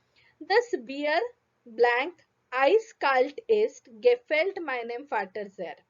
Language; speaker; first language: German; non-native, fluent; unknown